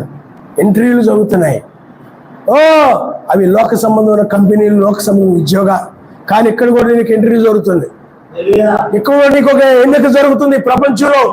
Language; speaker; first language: Telugu; native; Telugu